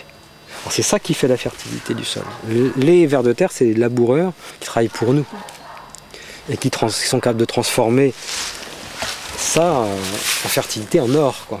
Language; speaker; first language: French; native; French